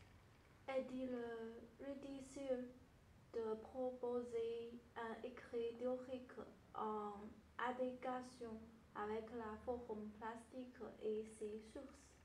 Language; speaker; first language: French; non-native, learner; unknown